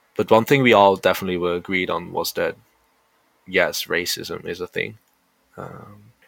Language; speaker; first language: English; early bilingual, heritage; Dutch